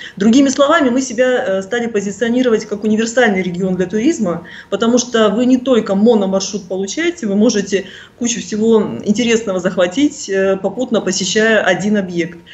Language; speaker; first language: Russian; native; Russian